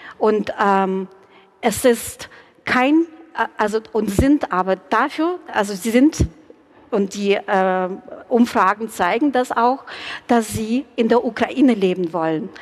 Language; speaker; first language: German; non-native, fluent; Ukrainian